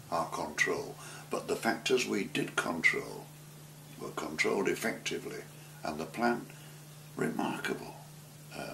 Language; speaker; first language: English; native; English